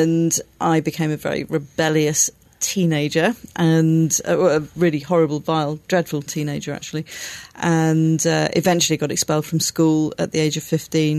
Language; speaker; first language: English; native; English